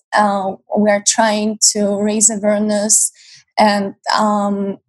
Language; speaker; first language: English; non-native, fluent; Ukrainian